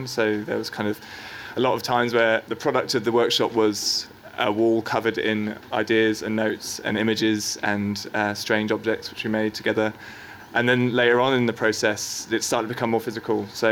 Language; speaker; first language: English; native; English